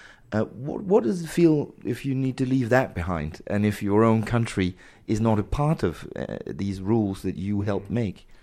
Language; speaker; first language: English; non-native, fluent; Danish